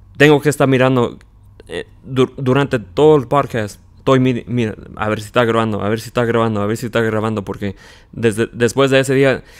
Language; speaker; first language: Spanish; early bilingual, heritage; Spanish